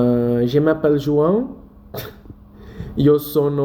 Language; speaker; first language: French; non-native, learner; Portuguese